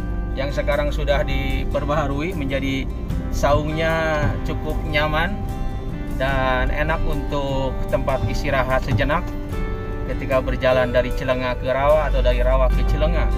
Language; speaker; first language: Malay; non-native, local second language; Sundanese